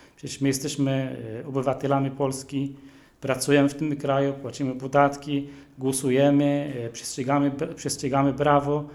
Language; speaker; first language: Polish; non-native, fluent; Arabic